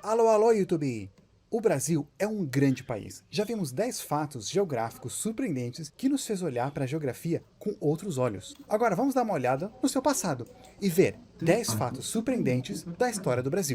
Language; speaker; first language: Portuguese; native; Portuguese